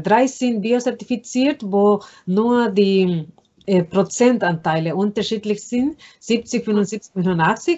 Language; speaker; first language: German; non-native, fluent; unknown